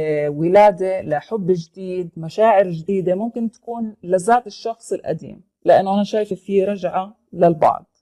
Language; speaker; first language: Arabic; native; Arabic